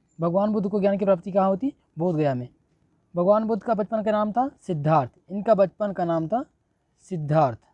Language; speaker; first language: Hindi; native; Hindi